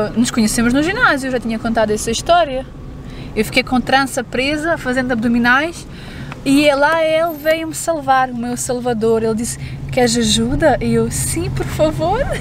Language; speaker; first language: Portuguese; early bilingual, other home language; Ukrainian